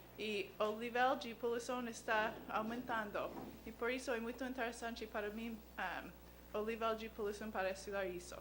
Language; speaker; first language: Portuguese; non-native, learner; English